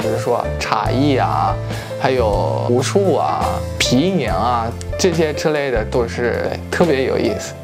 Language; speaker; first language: Chinese; non-native, fluent; Malagasy